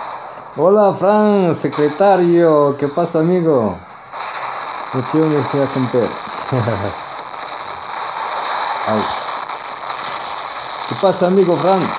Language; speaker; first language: Spanish; non-native, learner; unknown